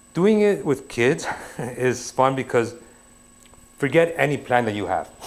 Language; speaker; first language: English; native; English